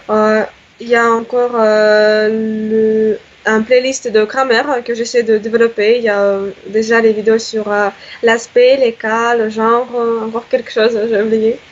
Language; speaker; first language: French; non-native, fluent; Russian